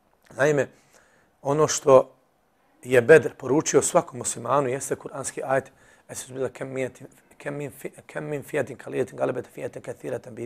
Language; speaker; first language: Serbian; native; Serbian